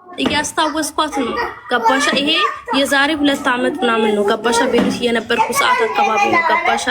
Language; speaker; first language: Amharic; native; Amharic